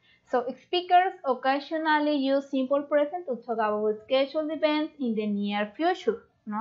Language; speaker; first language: English; non-native, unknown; Spanish